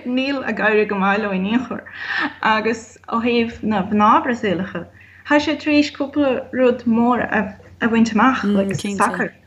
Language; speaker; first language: Irish; non-native, fluent; Portuguese